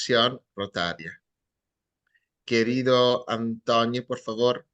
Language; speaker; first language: Spanish; native; Spanish